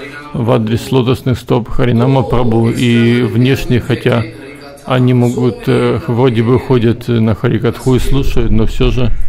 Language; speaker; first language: Russian; native; Russian